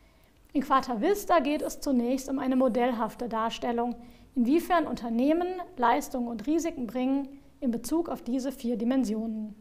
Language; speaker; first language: German; native; German